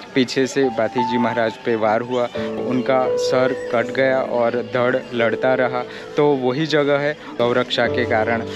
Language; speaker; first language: Hindi; non-native, local second language; Gujarati